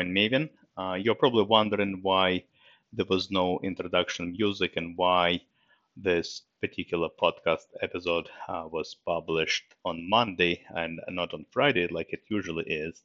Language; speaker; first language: English; non-native, fluent; Russian